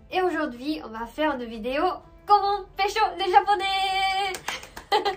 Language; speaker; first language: French; non-native, fluent; Japanese